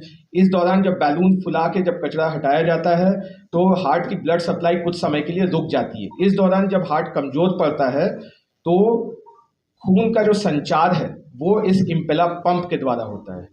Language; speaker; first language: Hindi; native; Hindi